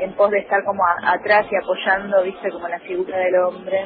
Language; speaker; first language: Spanish; early bilingual, other home language; Korean